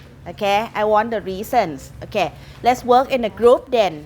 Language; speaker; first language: English; non-native, fluent; Thai